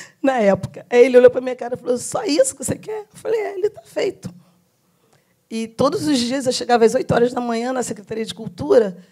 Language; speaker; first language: Portuguese; native; Portuguese